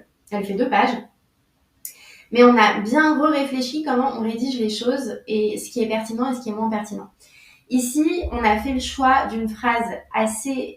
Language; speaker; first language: French; native; French